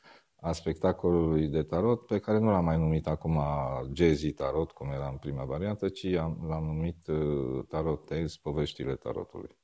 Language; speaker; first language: Romanian; native; Romanian